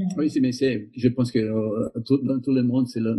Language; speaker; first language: French; non-native, learner; Portuguese